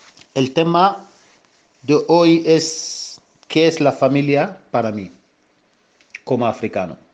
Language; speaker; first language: Spanish; non-native, fluent; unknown